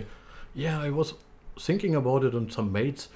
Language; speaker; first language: English; non-native, learner; German